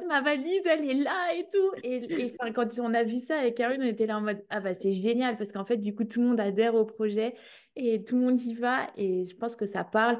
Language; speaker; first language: French; native; French